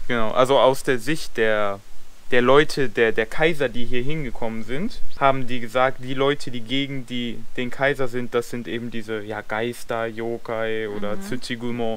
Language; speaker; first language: German; native; German